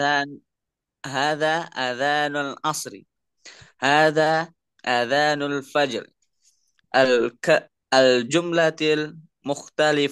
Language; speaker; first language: Arabic; non-native, learner; Indonesian